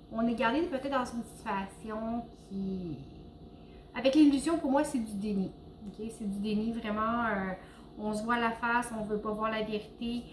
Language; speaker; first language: French; native; French